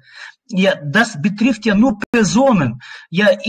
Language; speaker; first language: German; non-native, learner; Russian